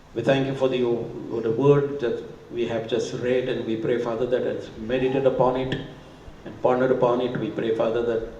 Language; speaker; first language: English; non-native, local second language; Marathi